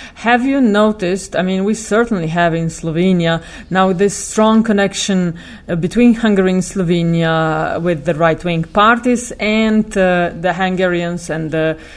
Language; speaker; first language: English; non-native, fluent; Slovenian